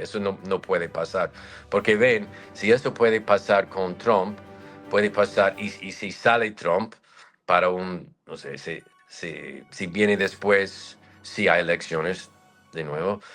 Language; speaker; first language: Spanish; non-native, fluent; English